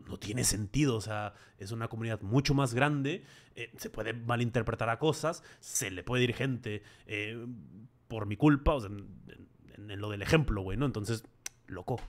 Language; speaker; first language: Spanish; native; Spanish